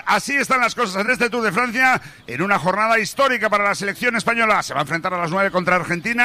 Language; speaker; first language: Spanish; native; Spanish